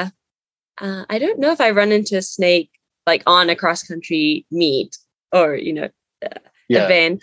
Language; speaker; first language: English; native; English